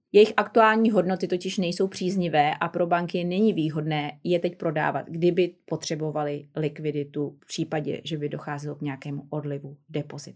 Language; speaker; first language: Czech; native; Czech